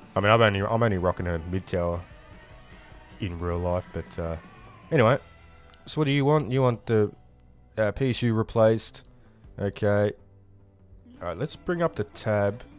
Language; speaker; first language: English; native; English